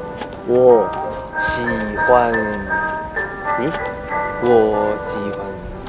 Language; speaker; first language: Chinese; non-native, learner; Korean